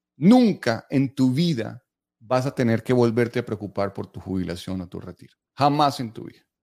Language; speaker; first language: Spanish; native; Spanish